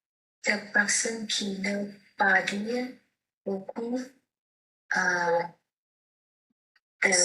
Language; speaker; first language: French; non-native, learner; Vietnamese